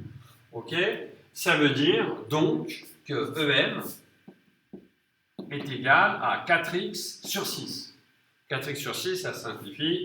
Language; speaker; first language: French; native; French